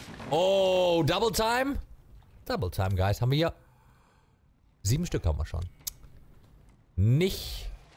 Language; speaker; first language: German; native; German